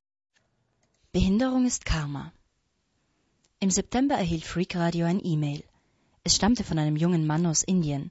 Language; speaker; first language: German; native; German